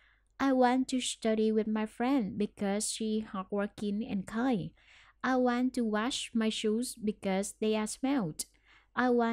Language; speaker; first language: English; non-native, learner; Vietnamese